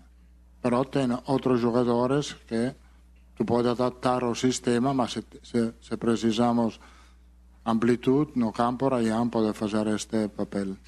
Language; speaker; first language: Portuguese; non-native, fluent; Spanish